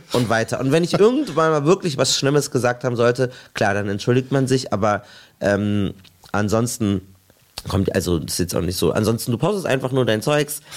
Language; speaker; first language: German; native; German